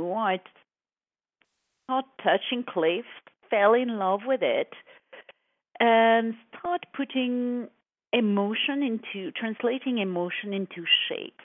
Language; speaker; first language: English; non-native, fluent; French